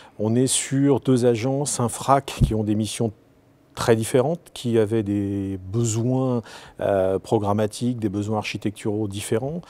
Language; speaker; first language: French; native; French